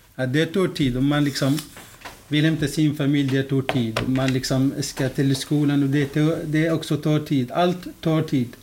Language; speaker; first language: Swedish; non-native, fluent; Arabic